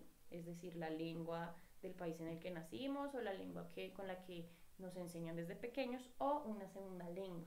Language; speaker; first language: Spanish; native; Spanish